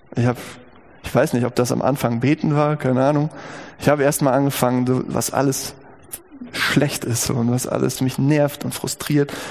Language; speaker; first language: German; native; German